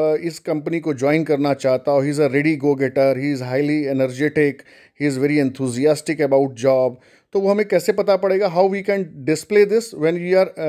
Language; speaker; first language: Hindi; native; Hindi